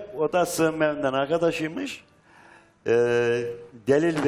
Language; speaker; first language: Turkish; native; Turkish